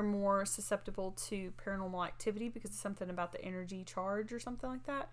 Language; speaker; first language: English; native; English